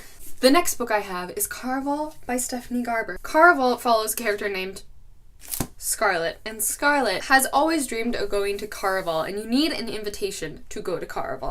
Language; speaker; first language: English; native; English